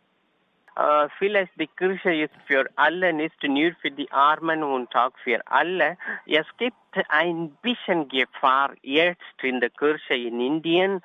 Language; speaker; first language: German; non-native, learner; Tamil